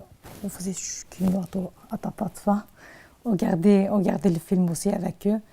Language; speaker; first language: French; non-native, learner; Turkish